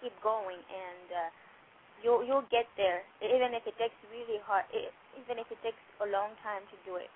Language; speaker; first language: English; non-native, fluent; French